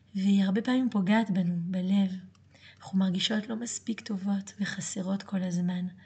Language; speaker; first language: Hebrew; early bilingual, other home language; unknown